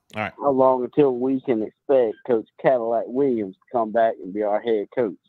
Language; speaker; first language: English; native; English